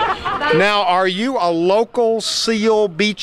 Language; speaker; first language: English; native; English